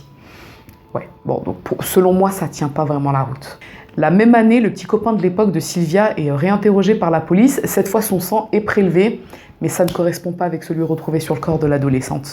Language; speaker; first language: French; native; French